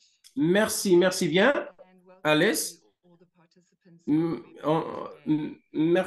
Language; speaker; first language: French; non-native, fluent; English